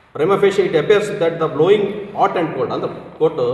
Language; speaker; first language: English; non-native, local second language; Kannada